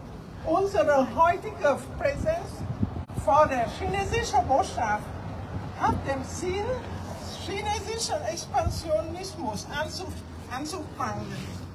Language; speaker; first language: German; non-native, fluent; Vietnamese